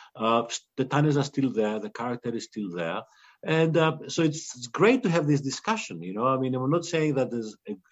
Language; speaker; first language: English; non-native, fluent; Greek